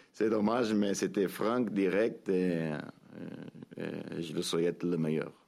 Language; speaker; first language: French; non-native, fluent; Portuguese